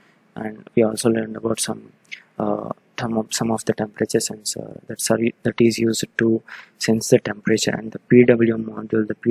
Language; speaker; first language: English; non-native, local second language; Telugu